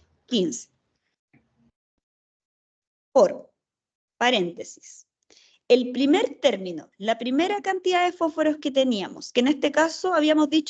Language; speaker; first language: Spanish; native; Spanish